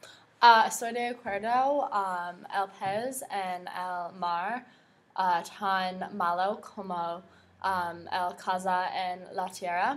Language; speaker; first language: Spanish; non-native, learner; English